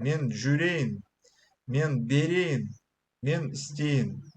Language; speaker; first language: Kazakh; non-native, learner; Russian